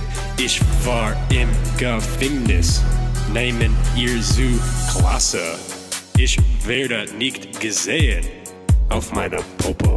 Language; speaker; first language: German; non-native, learner; English